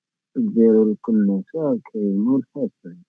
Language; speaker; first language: Korean; non-native, learner; Nepali